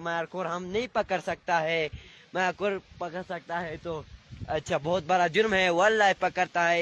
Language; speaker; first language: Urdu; non-native, local second language; Shina